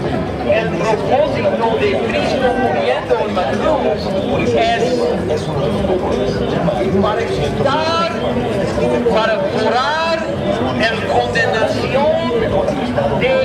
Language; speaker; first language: Spanish; non-native, learner; English